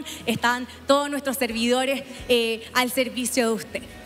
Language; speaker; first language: Spanish; native; Spanish